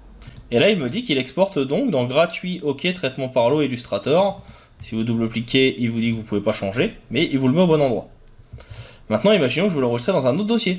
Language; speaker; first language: French; native; French